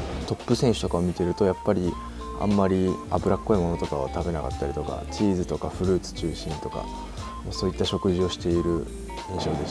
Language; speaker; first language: Japanese; native; Japanese